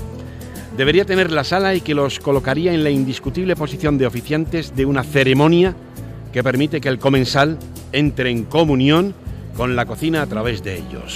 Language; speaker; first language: Spanish; native; Spanish